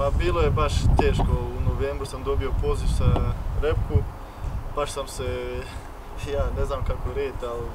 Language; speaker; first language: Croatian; early bilingual, heritage; Bosnian